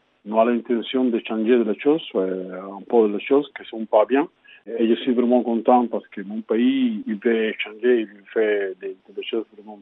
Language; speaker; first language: French; non-native, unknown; Spanish